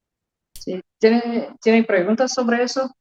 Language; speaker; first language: Spanish; non-native, learner; English